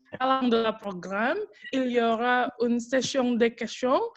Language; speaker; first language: French; non-native, learner; Indonesian